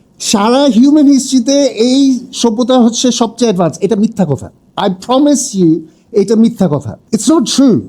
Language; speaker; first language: Bangla; early bilingual, heritage; English